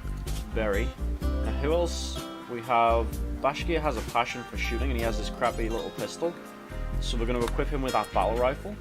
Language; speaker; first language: English; native; English